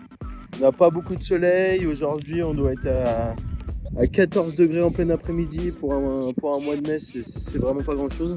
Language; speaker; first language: French; native; French